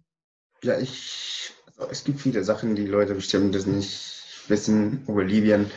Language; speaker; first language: German; non-native, learner; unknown